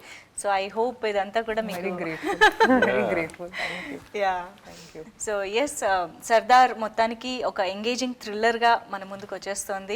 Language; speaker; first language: Telugu; native; Telugu